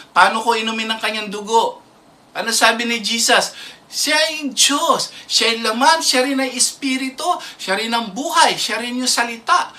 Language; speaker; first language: Filipino; native; Filipino